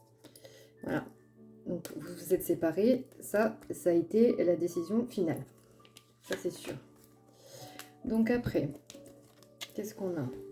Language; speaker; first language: French; native; French